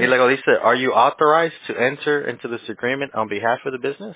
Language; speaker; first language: English; early bilingual, other home language; Spanish